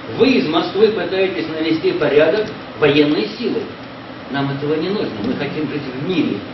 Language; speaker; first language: Russian; native; Russian